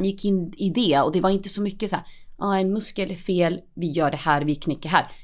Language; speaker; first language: Swedish; early bilingual, other home language; Spanish